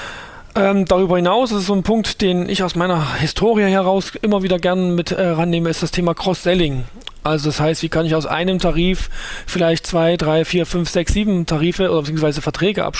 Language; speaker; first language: German; native; German